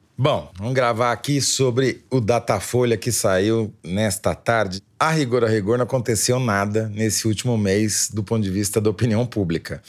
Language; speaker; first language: Portuguese; native; Portuguese